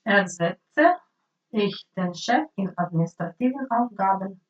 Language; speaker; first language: German; non-native, learner; Ukrainian